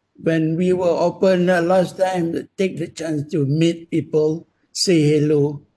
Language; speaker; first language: English; non-native, local second language; Malay